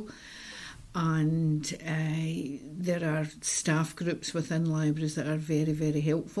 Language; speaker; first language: English; native; English